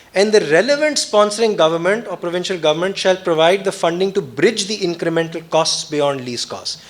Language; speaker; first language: English; non-native, local second language; Urdu